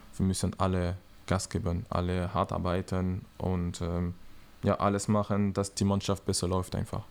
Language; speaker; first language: German; non-native, learner; French